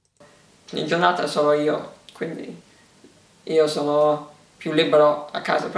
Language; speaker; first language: Italian; early bilingual, heritage; English